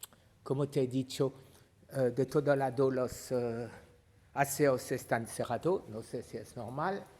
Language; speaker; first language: Spanish; non-native, learner; French